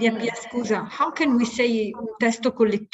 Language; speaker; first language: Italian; native; Italian